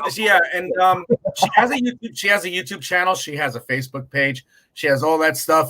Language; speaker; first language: English; native; English